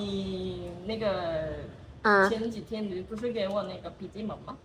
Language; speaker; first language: Chinese; non-native, learner; Korean